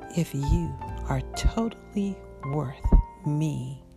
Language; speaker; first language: English; native; English